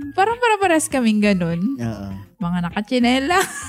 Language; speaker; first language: Filipino; non-native, local second language; Bikol